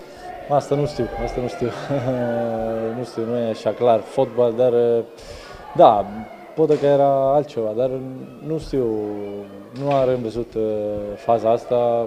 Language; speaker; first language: Romanian; non-native, learner; Italian